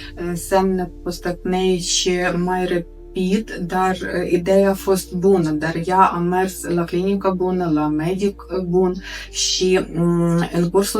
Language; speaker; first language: Romanian; non-native, learner; Ukrainian